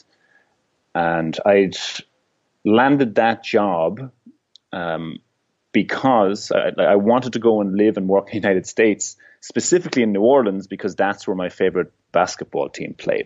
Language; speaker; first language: English; native; English